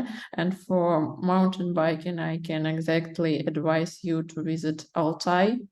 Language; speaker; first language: English; non-native, learner; Russian